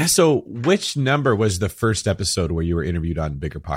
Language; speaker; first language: English; native; English